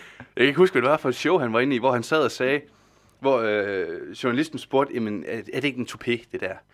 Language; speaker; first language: Danish; native; Danish